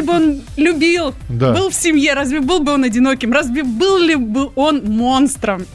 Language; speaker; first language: Russian; native; Russian